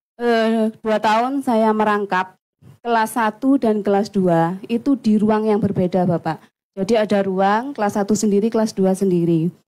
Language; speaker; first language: Indonesian; non-native, local second language; Javanese